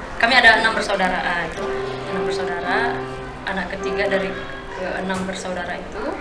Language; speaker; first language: Indonesian; non-native, local second language; Batak Toba